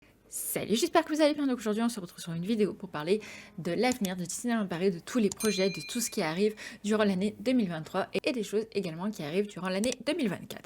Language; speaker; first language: French; native; French